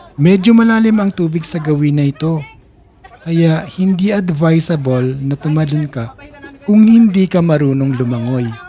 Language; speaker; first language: Filipino; native; Filipino